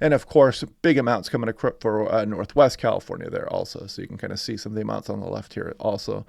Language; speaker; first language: English; native; English